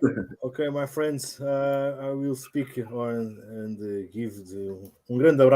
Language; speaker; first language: English; non-native, learner; Portuguese